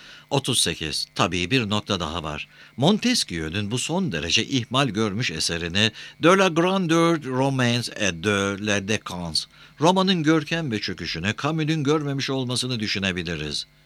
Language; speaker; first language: Turkish; native; Turkish